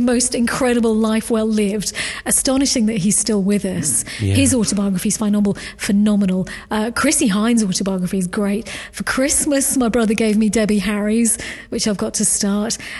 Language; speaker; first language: English; native; English